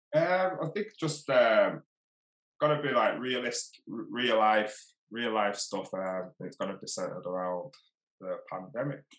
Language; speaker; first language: English; native; English